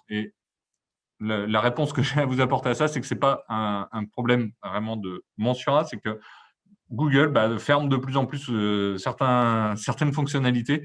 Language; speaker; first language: French; native; French